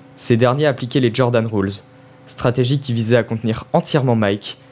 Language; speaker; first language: French; native; French